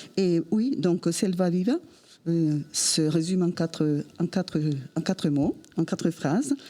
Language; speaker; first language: French; non-native, fluent; Spanish